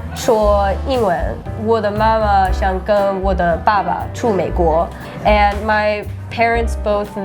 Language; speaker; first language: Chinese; early bilingual, heritage; English